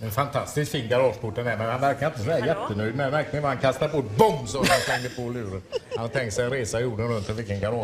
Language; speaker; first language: Swedish; native; Swedish